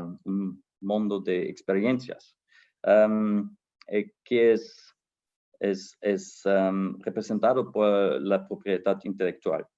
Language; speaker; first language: Spanish; non-native, fluent; German